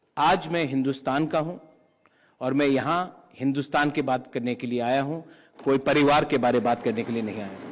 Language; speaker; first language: Hindi; non-native, local second language; Kok Borok